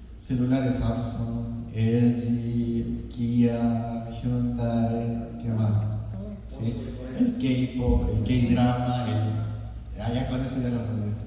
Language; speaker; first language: Spanish; early bilingual, other home language; Korean